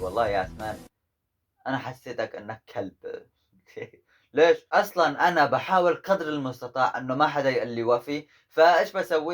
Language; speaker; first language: Arabic; native; Arabic